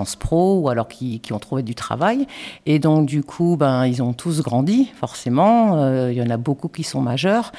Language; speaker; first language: French; native; French